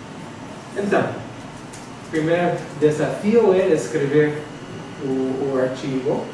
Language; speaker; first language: Portuguese; non-native, fluent; English